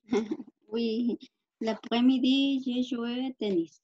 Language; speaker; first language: French; non-native, learner; Spanish